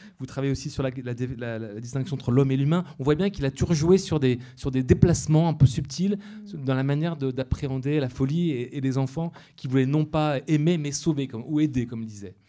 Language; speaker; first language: French; native; French